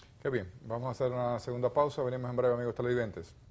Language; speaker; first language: Spanish; native; Spanish